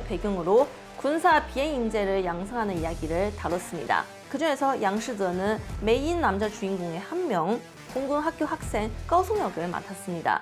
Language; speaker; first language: Korean; non-native, fluent; Chinese